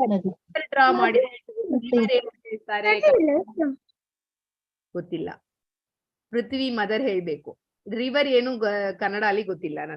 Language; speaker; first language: Kannada; non-native, learner; Tamil